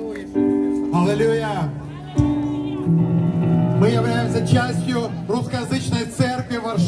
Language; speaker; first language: Polish; non-native, learner; Russian